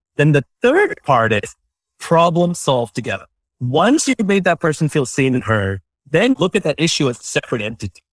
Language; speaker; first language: English; non-native, local second language; Malayalam